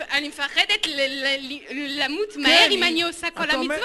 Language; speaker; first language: Hebrew; non-native, learner; French